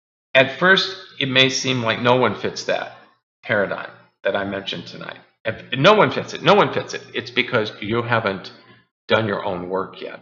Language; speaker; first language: English; native; English